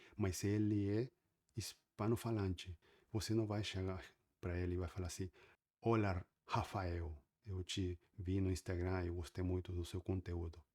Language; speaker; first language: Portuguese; non-native, fluent; Spanish